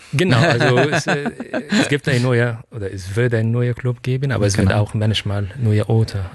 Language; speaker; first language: German; non-native, fluent; Arabic